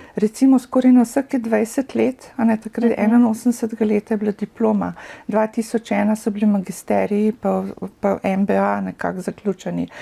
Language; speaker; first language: Slovenian; native; Slovenian